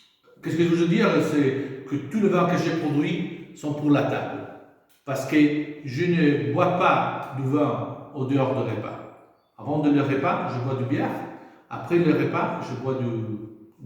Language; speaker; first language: French; non-native, fluent; Italian